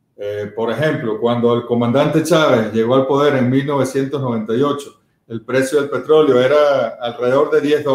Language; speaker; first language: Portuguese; non-native, fluent; Spanish